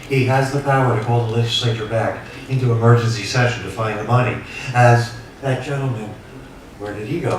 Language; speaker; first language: English; native; English